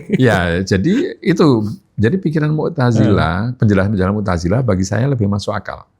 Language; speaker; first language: Indonesian; non-native, local second language; Javanese